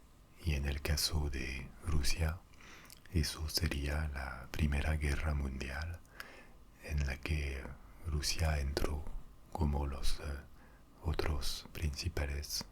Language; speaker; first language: Spanish; non-native, fluent; French